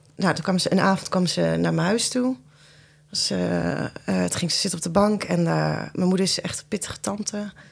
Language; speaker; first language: Dutch; early bilingual, other home language; Persian